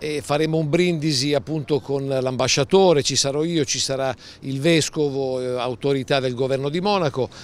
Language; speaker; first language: Italian; native; Italian